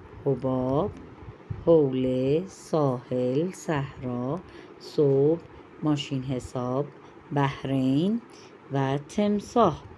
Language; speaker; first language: Persian; non-native, fluent; Urdu